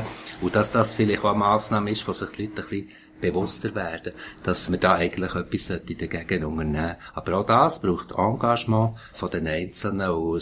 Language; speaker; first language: German; native; German